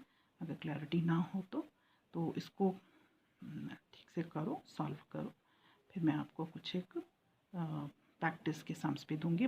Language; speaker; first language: Hindi; native; Hindi